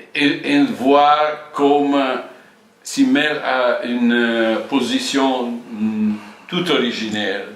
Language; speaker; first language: French; non-native, fluent; Italian